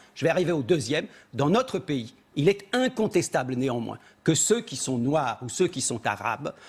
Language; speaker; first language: French; early bilingual, other home language; Polish